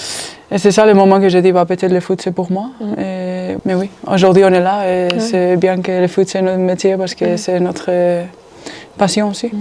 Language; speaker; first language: French; non-native, fluent; Spanish